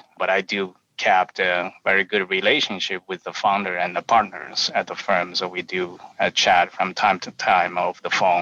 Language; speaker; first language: English; non-native, fluent; Chinese